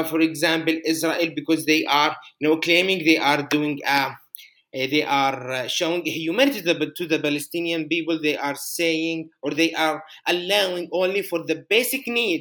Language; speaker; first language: English; non-native, fluent; Arabic